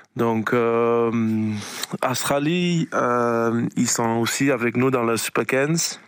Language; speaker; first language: French; non-native, learner; English